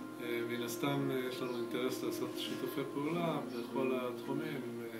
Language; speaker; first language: Hebrew; native; Hebrew